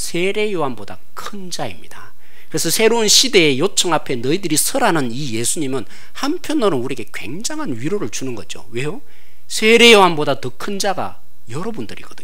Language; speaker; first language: Korean; native; Korean